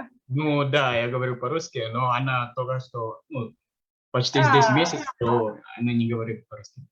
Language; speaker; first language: Russian; non-native, learner; Indonesian